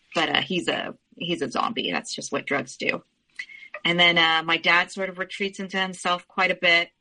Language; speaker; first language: English; early bilingual, other home language; Spanish